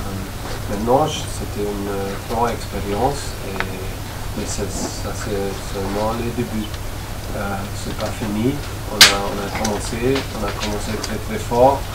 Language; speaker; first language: French; non-native, fluent; German